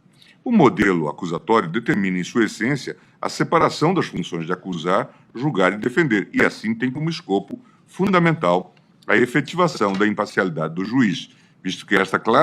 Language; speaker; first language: Portuguese; native; Portuguese